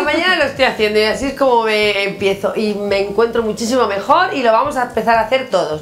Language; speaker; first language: Spanish; native; Spanish